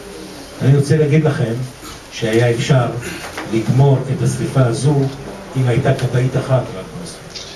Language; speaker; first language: Hebrew; non-native, local second language; Arabic